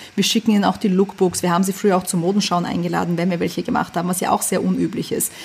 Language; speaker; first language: German; early bilingual, other home language; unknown